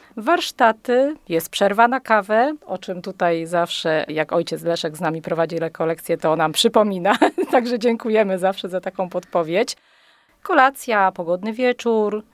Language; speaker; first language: Polish; native; Polish